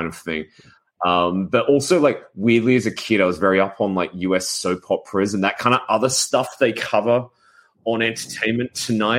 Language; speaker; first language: English; native; English